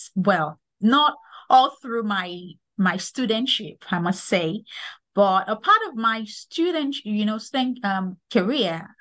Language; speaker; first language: English; non-native, local second language; Yoruba